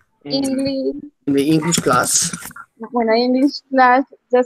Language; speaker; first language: English; non-native, learner; Spanish